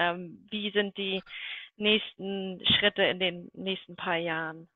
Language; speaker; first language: German; native; German